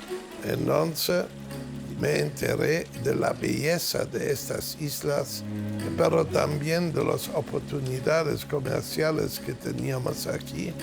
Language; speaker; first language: Spanish; non-native, fluent; German